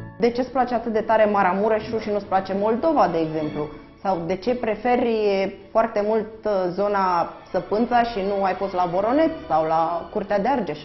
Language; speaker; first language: Romanian; native; Romanian